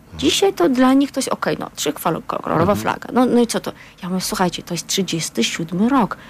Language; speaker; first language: Polish; non-native, fluent; Azerbaijani